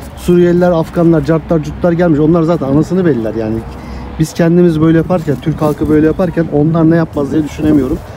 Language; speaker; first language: Turkish; native; Turkish